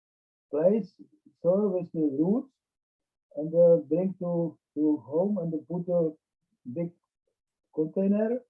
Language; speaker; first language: English; non-native, learner; Czech